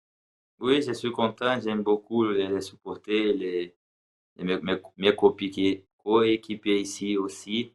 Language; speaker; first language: French; non-native, learner; Portuguese